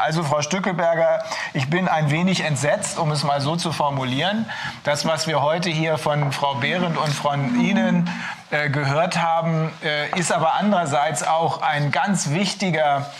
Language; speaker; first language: German; native; German